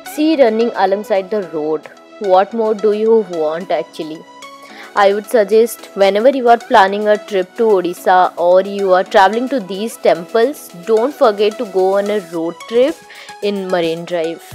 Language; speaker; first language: English; non-native, local second language; Odia